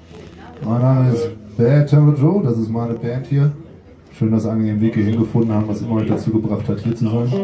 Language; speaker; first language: German; native; German